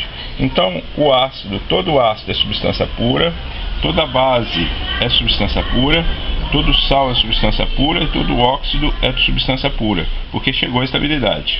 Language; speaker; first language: Portuguese; native; Portuguese